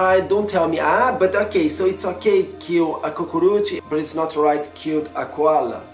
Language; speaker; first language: English; non-native, fluent; Portuguese